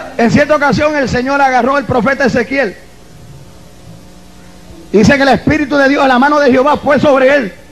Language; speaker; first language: Spanish; native; Spanish